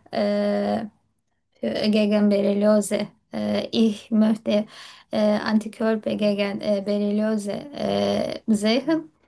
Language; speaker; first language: German; non-native, learner; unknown